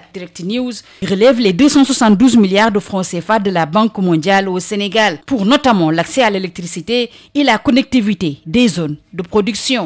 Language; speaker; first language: French; non-native, local second language; Wolof